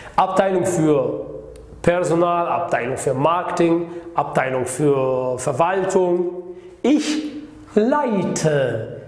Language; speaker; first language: German; non-native, fluent; Arabic